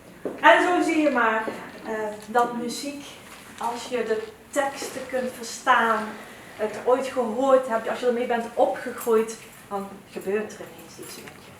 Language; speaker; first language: Dutch; early bilingual, other home language; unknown